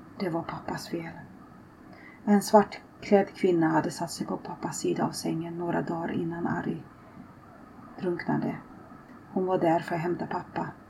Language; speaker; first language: Swedish; early bilingual, other home language; Finnish